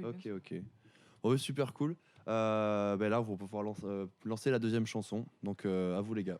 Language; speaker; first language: French; native; French